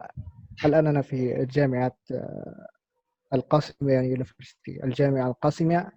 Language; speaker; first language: Arabic; non-native, learner; Indonesian